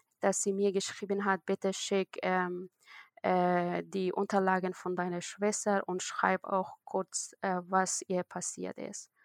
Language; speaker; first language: German; non-native, learner; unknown